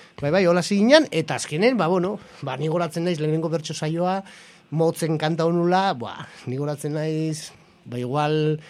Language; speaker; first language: Basque; non-native, local second language; Spanish